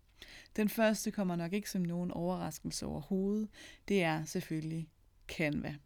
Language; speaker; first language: Danish; native; Danish